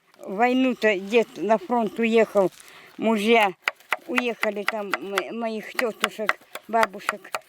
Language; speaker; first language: Russian; non-native, local second language; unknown